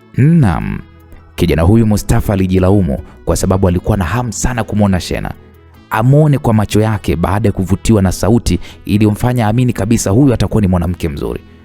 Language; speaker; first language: Swahili; native; Swahili